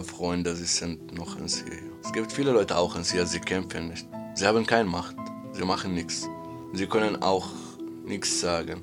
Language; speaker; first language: German; non-native, learner; Arabic